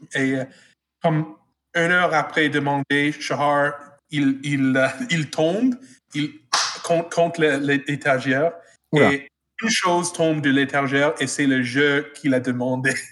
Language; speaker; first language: French; non-native, fluent; English